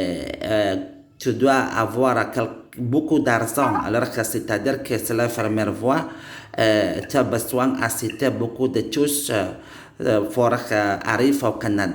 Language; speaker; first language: French; non-native, learner; Indonesian